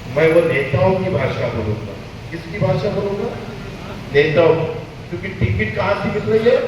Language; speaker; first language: Hindi; non-native, local second language; Marathi